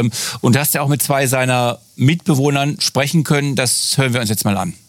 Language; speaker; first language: German; native; German